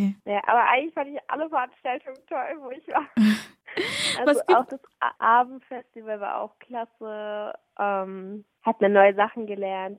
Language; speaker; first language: German; early bilingual, other home language; Somali